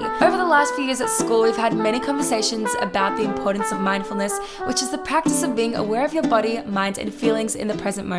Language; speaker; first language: English; native; English